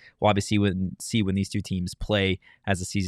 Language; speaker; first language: English; native; English